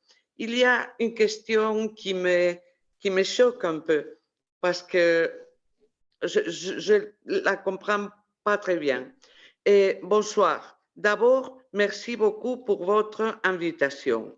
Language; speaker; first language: French; non-native, fluent; Spanish